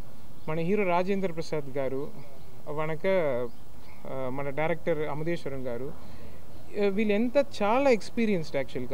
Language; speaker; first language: Telugu; non-native, learner; Tamil